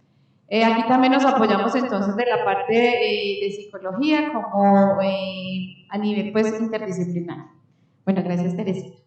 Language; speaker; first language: Spanish; native; Spanish